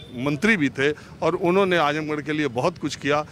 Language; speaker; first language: Hindi; native; Hindi